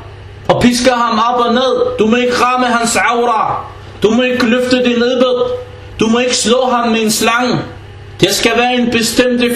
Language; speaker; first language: Danish; early bilingual, other home language; Arabic